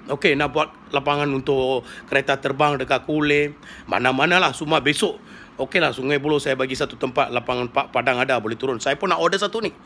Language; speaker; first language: Malay; non-native, local second language; Tamil